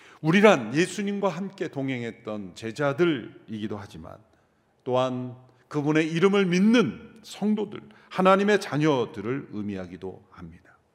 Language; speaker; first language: Korean; native; Korean